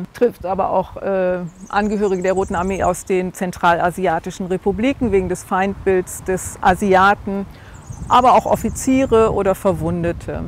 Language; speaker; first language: German; native; German